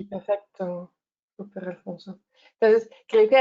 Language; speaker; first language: Spanish; non-native, learner; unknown